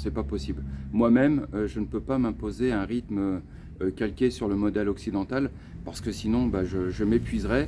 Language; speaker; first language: French; native; French